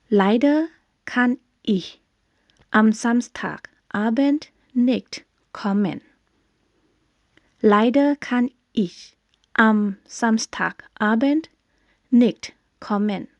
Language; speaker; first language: German; non-native, fluent; Thai